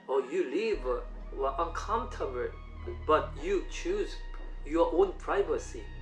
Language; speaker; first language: English; non-native, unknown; Korean